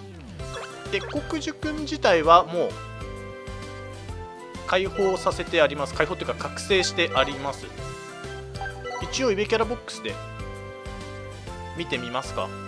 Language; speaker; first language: Japanese; native; Japanese